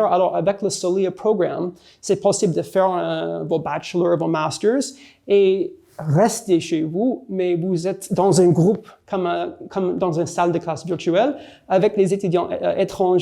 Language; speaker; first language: French; non-native, fluent; English